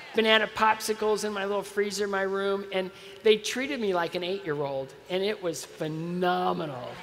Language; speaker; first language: English; native; English